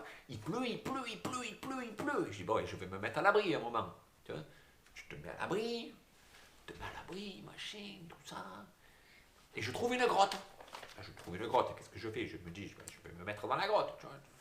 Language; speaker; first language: French; native; French